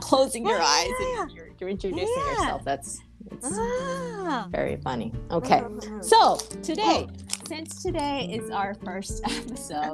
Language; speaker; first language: English; non-native, fluent; Japanese